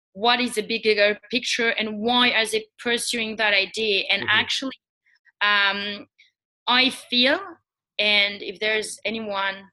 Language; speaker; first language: English; non-native, fluent; French